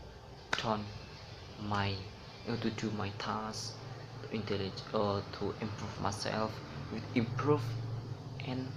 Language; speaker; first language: English; non-native, learner; Indonesian